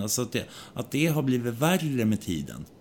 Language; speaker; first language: Swedish; native; Swedish